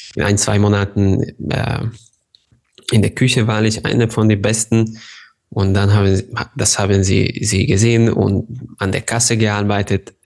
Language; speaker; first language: German; non-native, fluent; Serbian